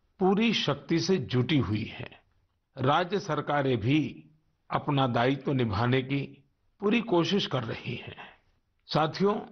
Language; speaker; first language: Hindi; non-native, local second language; Gujarati